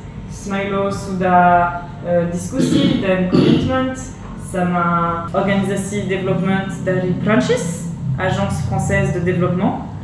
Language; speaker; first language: Indonesian; non-native, learner; French